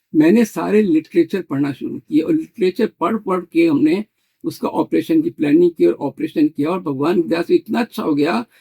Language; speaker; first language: Hindi; native; Hindi